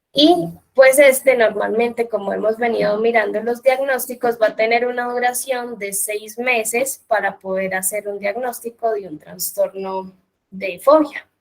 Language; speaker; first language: Spanish; native; Spanish